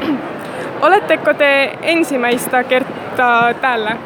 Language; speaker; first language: Finnish; non-native, learner; Estonian